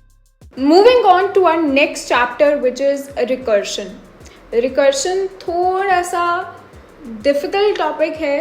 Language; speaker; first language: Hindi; native; Hindi